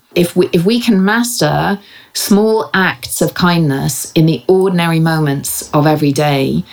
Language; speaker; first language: English; native; English